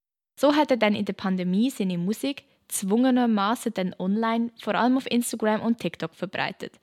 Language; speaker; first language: German; native; German